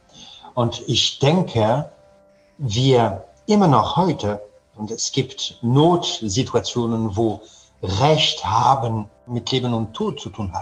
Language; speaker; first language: German; non-native, fluent; French